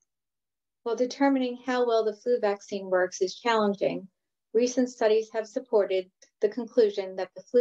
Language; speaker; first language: English; native; English